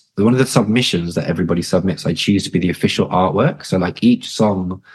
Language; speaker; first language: English; native; English